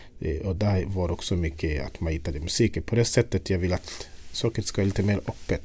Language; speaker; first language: Swedish; non-native, fluent; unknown